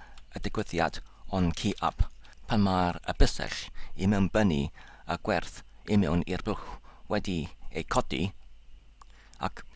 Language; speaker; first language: Welsh; non-native, local second language; English